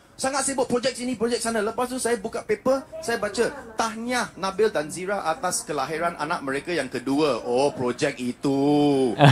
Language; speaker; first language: Malay; non-native, local second language; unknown